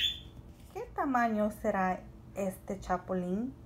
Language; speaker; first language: Spanish; early bilingual, heritage; Spanish